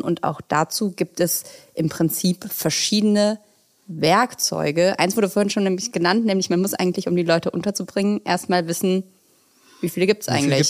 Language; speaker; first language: German; native; German